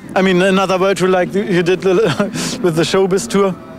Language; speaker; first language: English; non-native, fluent; German